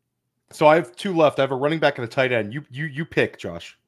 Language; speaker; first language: English; native; English